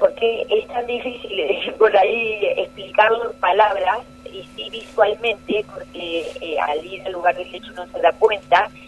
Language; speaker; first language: Spanish; native; Spanish